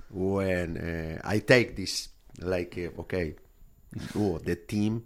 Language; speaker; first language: English; non-native, fluent; Spanish